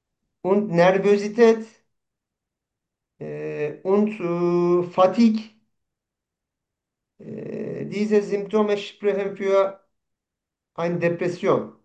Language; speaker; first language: German; non-native, learner; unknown